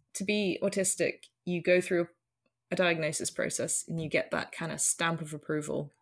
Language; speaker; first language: English; native; English